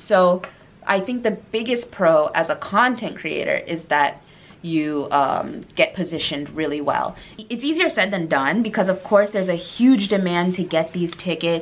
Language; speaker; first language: English; native; English